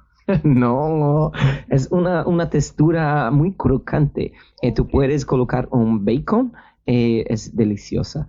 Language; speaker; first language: Spanish; non-native, learner; Portuguese